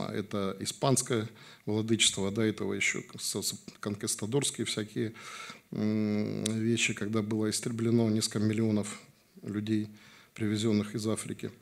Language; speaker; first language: Russian; native; Russian